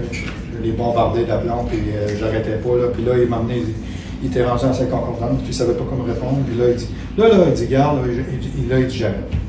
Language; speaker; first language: French; native; French